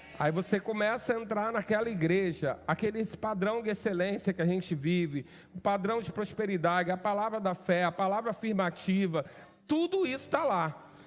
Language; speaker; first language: Portuguese; native; Portuguese